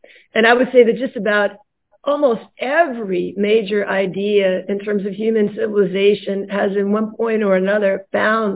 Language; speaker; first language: English; native; English